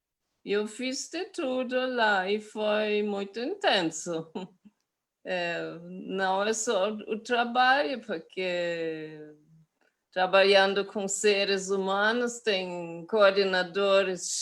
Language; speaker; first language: Portuguese; non-native, fluent; German